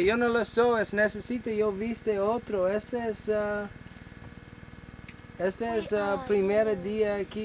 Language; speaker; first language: Spanish; non-native, learner; English